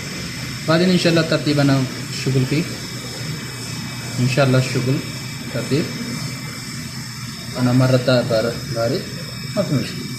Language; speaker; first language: Arabic; non-native, learner; Hindi